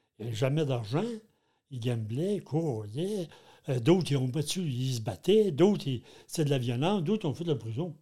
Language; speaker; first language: French; native; French